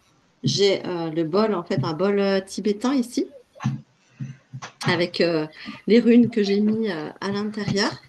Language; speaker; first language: French; native; French